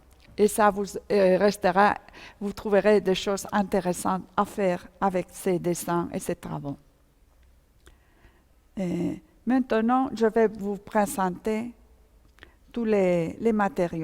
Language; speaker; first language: French; non-native, fluent; Spanish